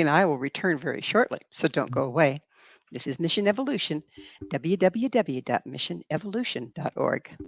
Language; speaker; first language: English; native; English